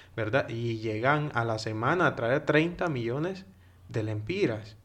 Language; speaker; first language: Spanish; native; Spanish